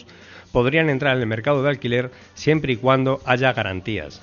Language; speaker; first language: Spanish; native; Spanish